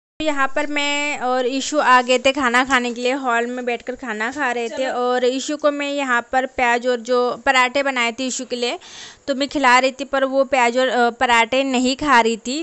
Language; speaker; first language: Hindi; non-native, local second language; Marathi